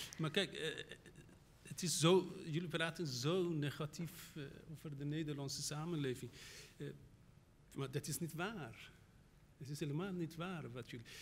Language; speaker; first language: Dutch; non-native, fluent; Persian